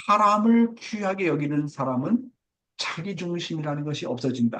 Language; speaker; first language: Korean; native; Korean